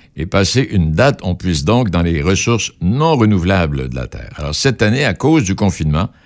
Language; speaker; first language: French; native; French